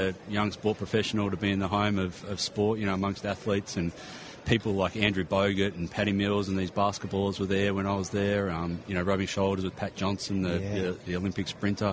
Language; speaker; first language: English; native; English